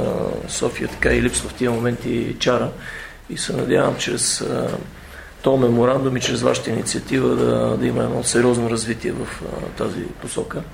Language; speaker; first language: Bulgarian; native; Bulgarian